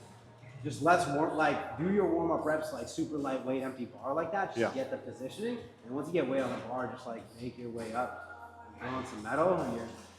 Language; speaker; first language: English; native; English